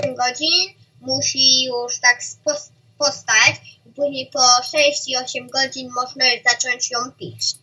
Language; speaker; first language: Polish; early bilingual, heritage; Polish